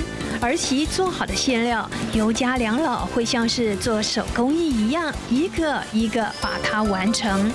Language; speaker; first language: Chinese; native; Chinese